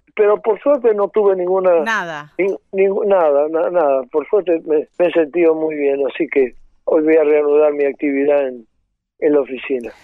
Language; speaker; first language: Spanish; native; Spanish